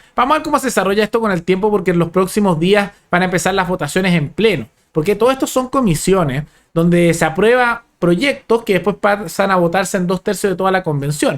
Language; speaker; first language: Spanish; native; Spanish